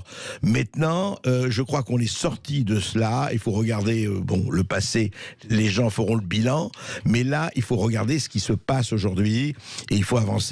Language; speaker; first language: French; native; French